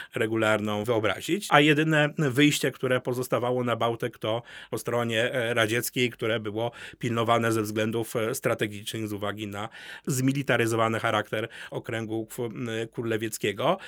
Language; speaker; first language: Polish; native; Polish